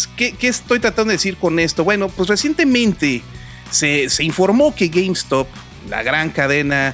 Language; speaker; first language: Spanish; native; Spanish